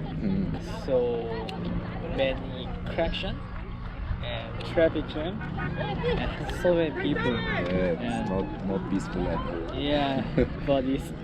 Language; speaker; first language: English; non-native, learner; Korean